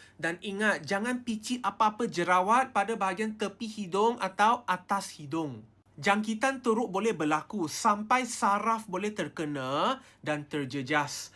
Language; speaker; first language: Malay; non-native, local second language; Chinese